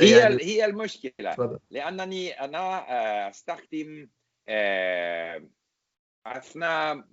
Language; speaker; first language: Arabic; non-native, learner; English